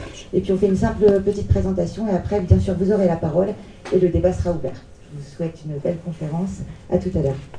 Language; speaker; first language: French; native; French